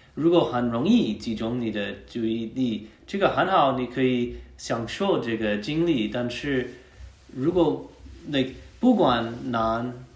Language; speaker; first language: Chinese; non-native, learner; English